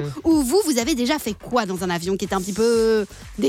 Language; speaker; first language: French; native; French